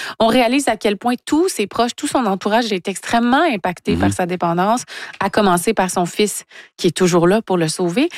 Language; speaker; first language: French; native; French